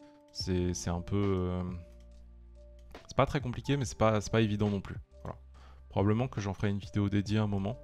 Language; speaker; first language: French; native; French